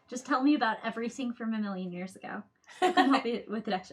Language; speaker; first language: English; native; English